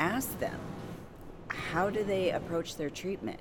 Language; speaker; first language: English; native; English